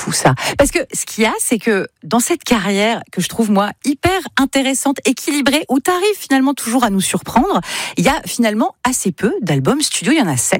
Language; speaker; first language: French; native; French